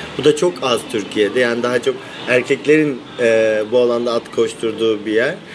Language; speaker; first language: Turkish; native; Turkish